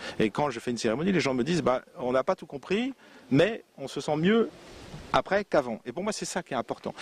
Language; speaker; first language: French; non-native, local second language; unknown